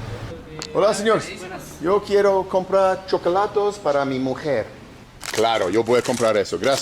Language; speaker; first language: Spanish; non-native, learner; English